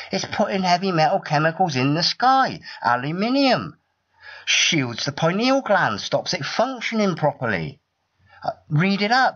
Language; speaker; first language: English; native; English